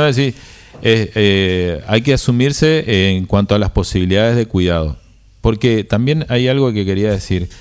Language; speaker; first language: Spanish; native; Spanish